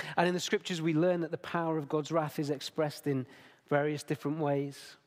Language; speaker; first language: English; native; English